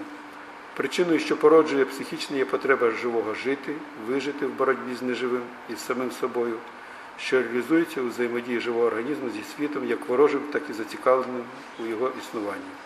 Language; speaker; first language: Ukrainian; native; Ukrainian